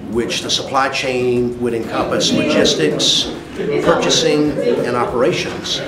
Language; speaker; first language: English; native; English